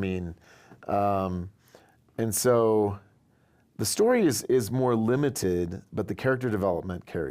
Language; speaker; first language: English; native; English